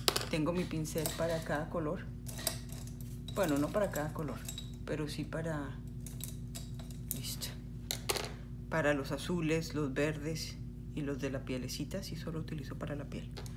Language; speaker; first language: Spanish; native; Spanish